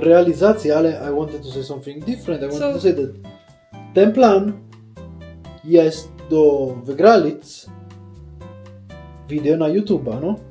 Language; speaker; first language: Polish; non-native, learner; Italian